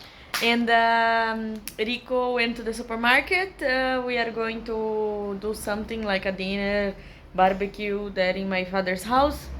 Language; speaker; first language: English; non-native, learner; Portuguese